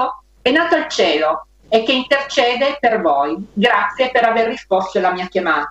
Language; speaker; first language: Italian; native; Italian